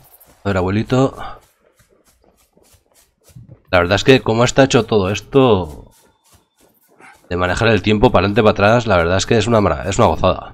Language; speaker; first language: Spanish; native; Spanish